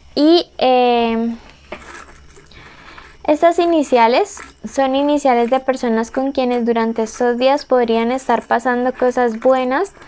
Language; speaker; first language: Spanish; native; Spanish